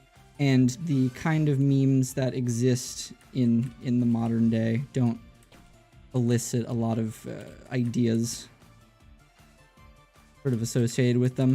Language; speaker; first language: English; native; English